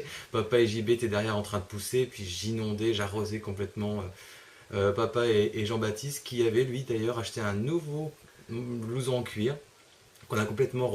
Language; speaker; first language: French; native; French